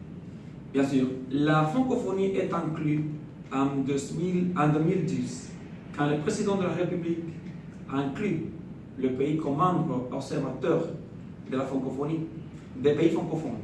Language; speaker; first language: French; non-native, fluent; Spanish